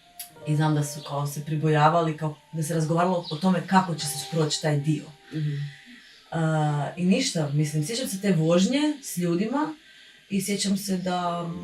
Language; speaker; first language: Bosnian; native; Bosnian